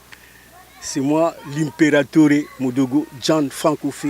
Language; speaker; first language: French; non-native, local second language; Lingala